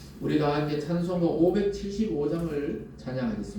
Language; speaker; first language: Korean; native; Korean